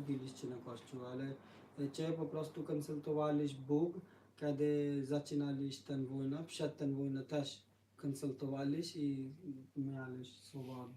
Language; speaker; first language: Polish; non-native, learner; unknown